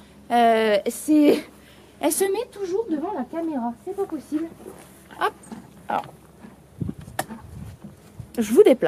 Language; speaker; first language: French; native; French